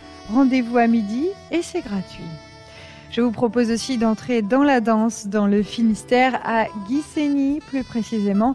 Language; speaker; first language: French; native; French